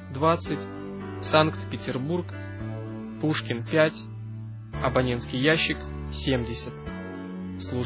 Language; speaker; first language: Russian; native; Russian